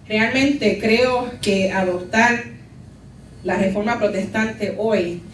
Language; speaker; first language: Spanish; early bilingual, heritage; Spanish